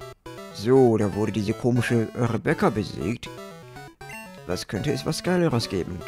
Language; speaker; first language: German; native; German